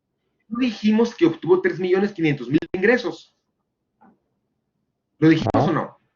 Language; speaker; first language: Spanish; native; Spanish